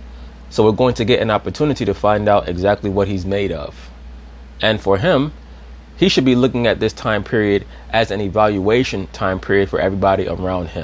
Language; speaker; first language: English; native; English